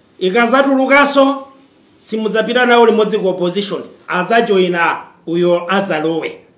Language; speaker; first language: Nyanja; non-native, fluent; Kinyarwanda